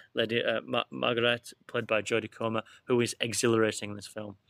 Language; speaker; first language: English; native; English